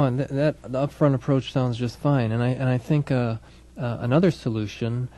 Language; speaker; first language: English; native; English